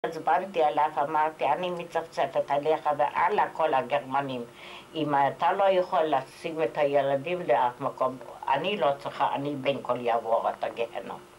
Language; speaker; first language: Hebrew; non-native, fluent; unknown